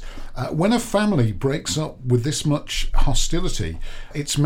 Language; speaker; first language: English; native; English